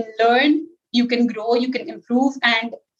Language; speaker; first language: English; non-native, local second language; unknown